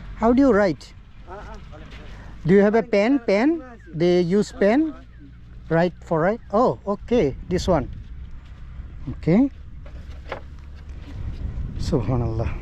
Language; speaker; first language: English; non-native, learner; Bangla